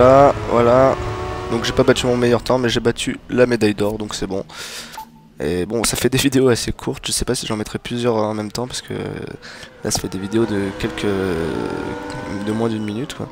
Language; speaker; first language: French; native; French